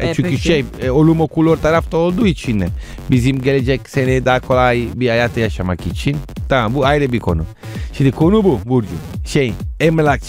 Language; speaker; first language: Turkish; non-native, fluent; Italian